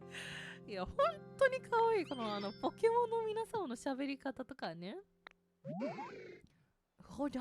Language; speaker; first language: Japanese; native; Japanese